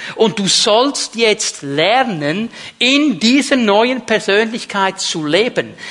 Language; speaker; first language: German; native; German